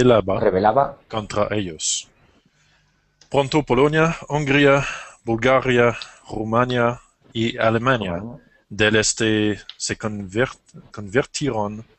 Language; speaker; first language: Spanish; non-native, learner; English